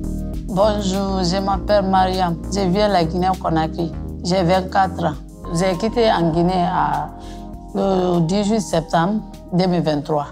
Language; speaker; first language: French; non-native, local second language; Mandingo